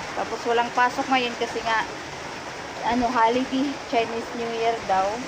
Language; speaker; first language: Filipino; non-native, local second language; Waray